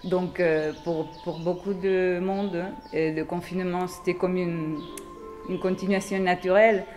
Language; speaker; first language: French; non-native, fluent; Spanish